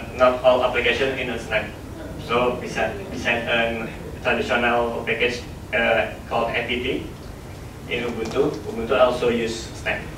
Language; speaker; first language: English; non-native, learner; Indonesian